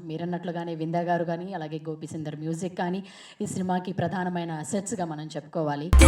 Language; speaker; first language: Telugu; native; Telugu